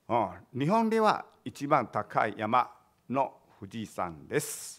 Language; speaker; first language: Japanese; non-native, fluent; Chinese